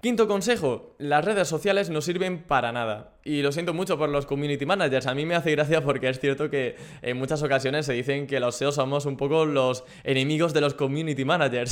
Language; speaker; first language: Spanish; native; Spanish